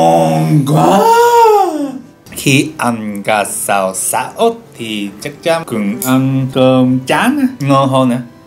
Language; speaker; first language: Vietnamese; non-native, learner; Japanese